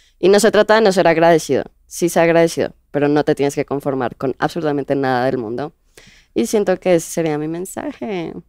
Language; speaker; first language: Spanish; native; Spanish